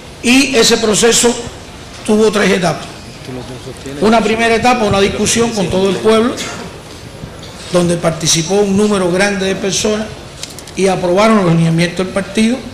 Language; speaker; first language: Spanish; native; Spanish